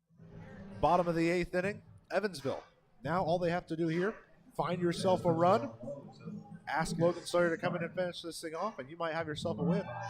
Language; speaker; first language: English; native; English